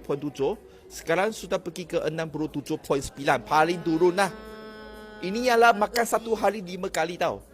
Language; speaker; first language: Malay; non-native, local second language; Chinese